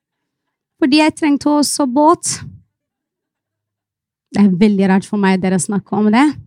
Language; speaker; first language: Norwegian; non-native, fluent; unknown